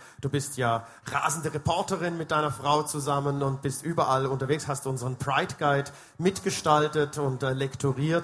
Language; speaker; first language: German; native; German